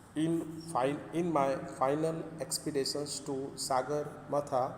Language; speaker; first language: English; non-native, local second language; Gujarati